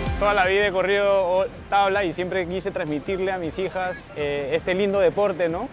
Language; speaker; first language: Spanish; native; Spanish